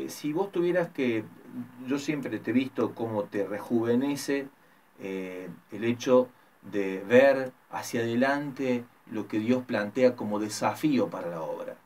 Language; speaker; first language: Spanish; native; Spanish